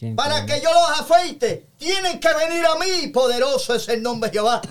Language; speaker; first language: Spanish; native; Spanish